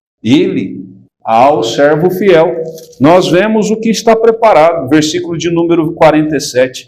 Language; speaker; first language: Portuguese; native; Portuguese